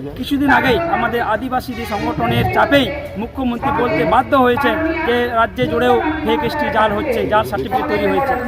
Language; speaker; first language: Bangla; non-native, local second language; Santali